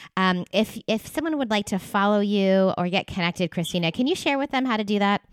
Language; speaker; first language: English; native; English